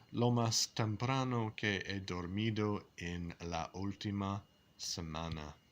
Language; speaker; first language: Spanish; non-native, learner; English